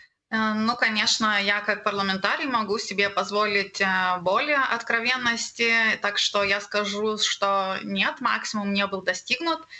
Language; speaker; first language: Russian; non-native, fluent; Lithuanian